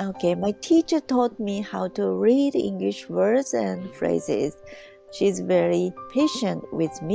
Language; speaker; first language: English; non-native, learner; Japanese